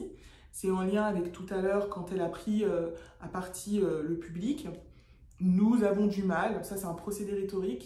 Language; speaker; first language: French; native; French